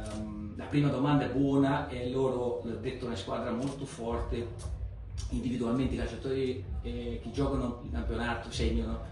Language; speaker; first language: Italian; non-native, fluent; Portuguese